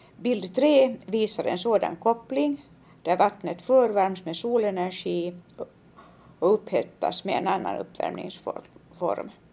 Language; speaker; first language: Swedish; native; Swedish